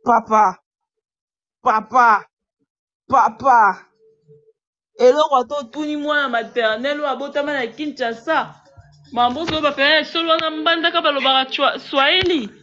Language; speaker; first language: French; non-native, local second language; Lingala